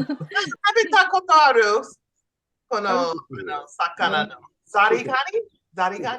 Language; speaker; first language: Japanese; non-native, learner; English